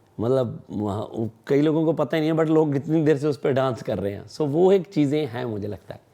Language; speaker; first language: Hindi; non-native, local second language; Punjabi